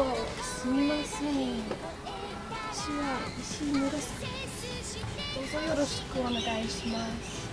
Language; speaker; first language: Japanese; non-native, learner; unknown